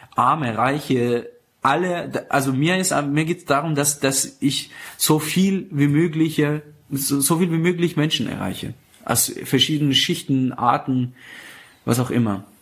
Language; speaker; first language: German; non-native, fluent; Persian